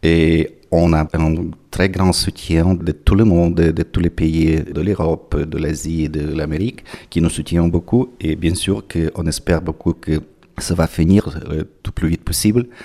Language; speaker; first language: French; non-native, fluent; Ukrainian